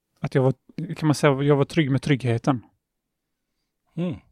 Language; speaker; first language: Swedish; early bilingual, other home language; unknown